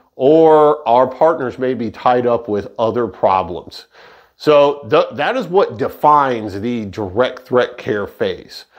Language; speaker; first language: English; native; English